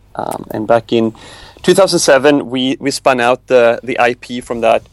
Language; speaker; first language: English; non-native, fluent; Swedish